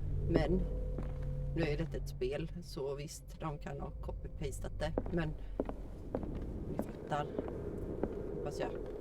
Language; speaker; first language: Swedish; native; Swedish